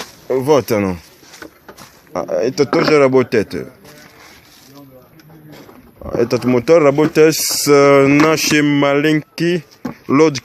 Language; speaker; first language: Russian; non-native, learner; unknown